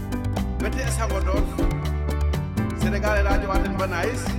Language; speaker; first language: Basque; non-native, learner; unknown